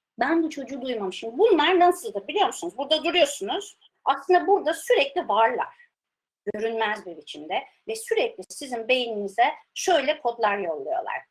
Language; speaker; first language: Turkish; early bilingual, heritage; Turkish